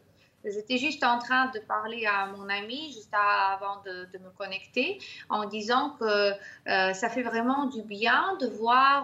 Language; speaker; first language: French; non-native, fluent; Ukrainian